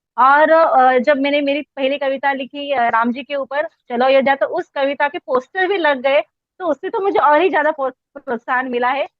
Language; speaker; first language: Hindi; non-native, local second language; Marathi